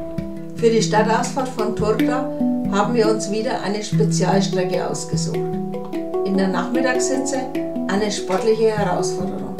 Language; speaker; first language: German; native; German